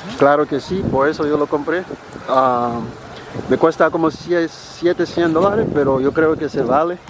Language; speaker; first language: Spanish; non-native, learner; Haitian Creole